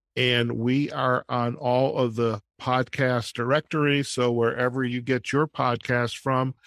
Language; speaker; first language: English; native; English